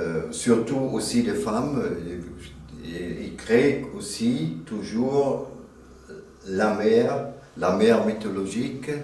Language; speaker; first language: French; non-native, fluent; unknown